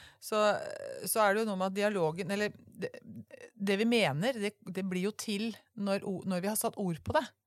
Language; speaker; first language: Norwegian; native; Norwegian